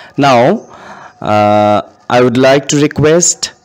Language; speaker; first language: English; non-native, local second language; Bangla